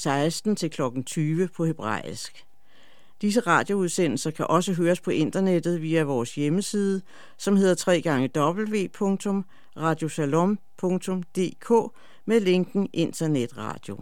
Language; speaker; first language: Danish; native; Danish